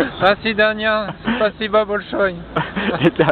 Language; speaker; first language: Russian; non-native, learner; French